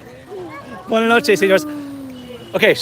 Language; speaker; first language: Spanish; non-native, learner; English